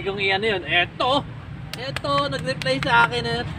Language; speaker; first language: Filipino; native; Filipino